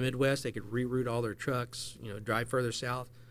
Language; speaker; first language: English; native; English